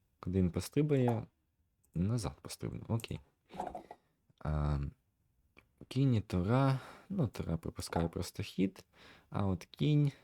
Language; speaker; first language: Ukrainian; native; Ukrainian